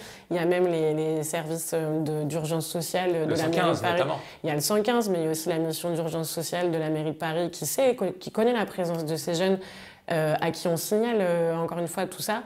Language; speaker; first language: French; native; French